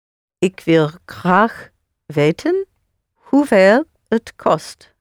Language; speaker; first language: Dutch; non-native, learner; English